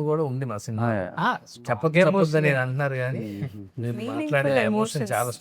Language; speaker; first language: Telugu; native; Telugu